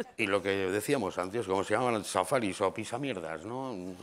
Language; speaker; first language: Spanish; native; Spanish